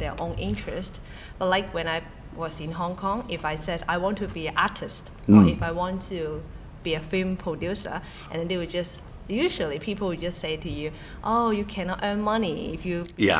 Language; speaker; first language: English; non-native, local second language; Cantonese